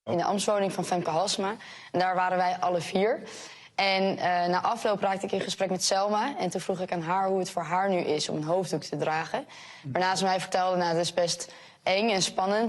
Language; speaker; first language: Dutch; native; Dutch